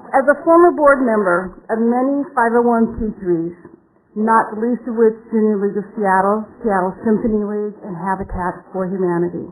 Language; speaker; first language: English; native; English